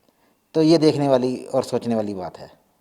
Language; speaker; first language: Hindi; native; Hindi